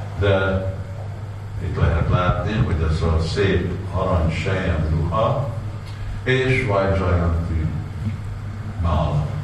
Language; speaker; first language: Hungarian; non-native, learner; Russian